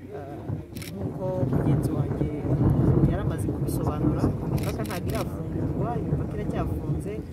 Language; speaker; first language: Kinyarwanda; native; Kinyarwanda